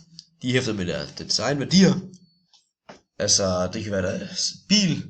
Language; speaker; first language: Danish; native; Danish